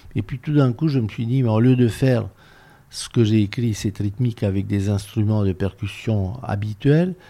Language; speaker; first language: French; non-native, fluent; Romanian